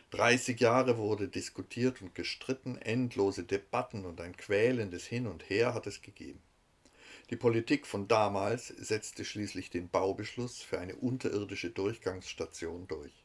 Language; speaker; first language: German; native; German